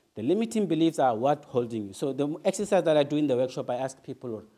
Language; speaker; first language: English; non-native, local second language; Northern Sotho